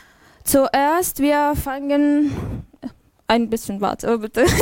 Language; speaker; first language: German; non-native, learner; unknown